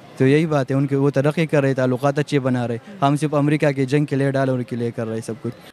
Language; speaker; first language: Urdu; non-native, local second language; Pashto